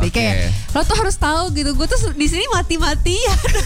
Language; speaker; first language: Indonesian; native; Indonesian